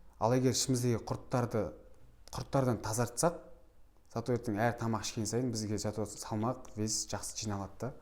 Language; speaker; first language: Kazakh; native; Kazakh